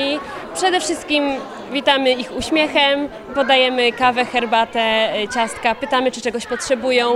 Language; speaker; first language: Polish; non-native, local second language; Ukrainian